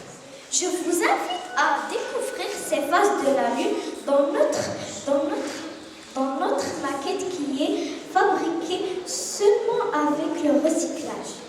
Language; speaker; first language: French; non-native, local second language; Arabic